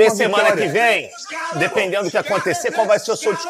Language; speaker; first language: Portuguese; native; Portuguese